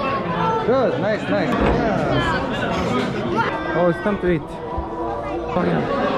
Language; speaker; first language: English; non-native, learner; Korean